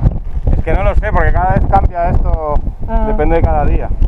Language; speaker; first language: Spanish; native; Spanish